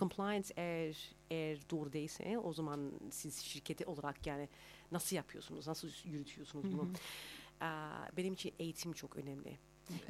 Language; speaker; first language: Turkish; early bilingual, heritage; Turkish